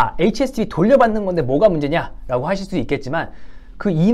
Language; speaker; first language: Korean; native; Korean